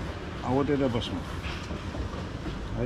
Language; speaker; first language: Russian; non-native, fluent; Georgian